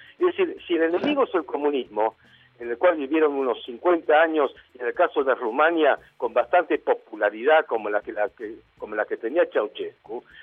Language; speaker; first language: Spanish; early bilingual, other home language; Hungarian